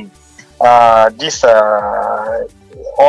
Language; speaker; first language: English; non-native, local second language; Hausa